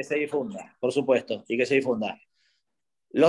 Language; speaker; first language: Spanish; native; Spanish